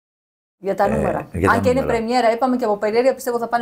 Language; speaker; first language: Greek; native; Greek